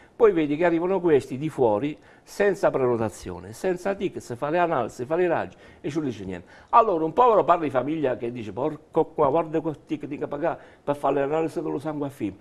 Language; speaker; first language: Italian; native; Italian